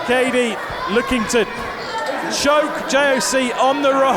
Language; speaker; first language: English; native; English